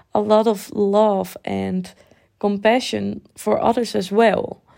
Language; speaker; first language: English; non-native, fluent; Dutch